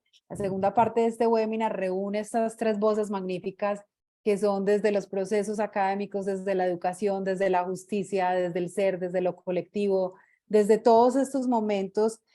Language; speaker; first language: Spanish; native; Spanish